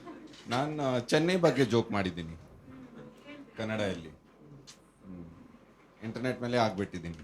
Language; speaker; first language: Kannada; non-native, learner; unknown